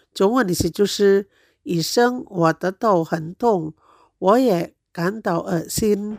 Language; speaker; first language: Chinese; non-native, fluent; Indonesian